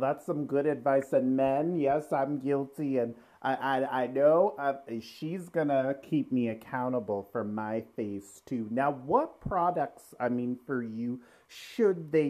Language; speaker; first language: English; native; English